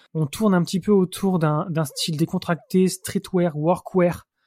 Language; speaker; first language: French; native; French